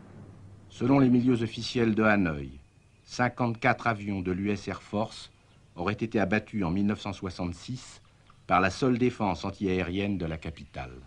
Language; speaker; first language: French; native; French